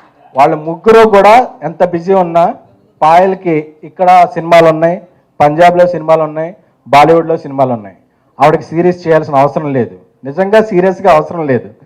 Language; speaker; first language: Telugu; native; Telugu